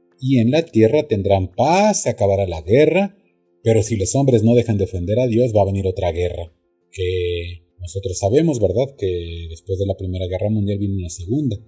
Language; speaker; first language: Spanish; native; Spanish